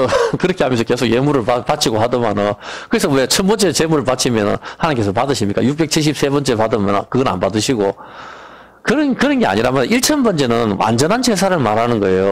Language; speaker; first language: Korean; native; Korean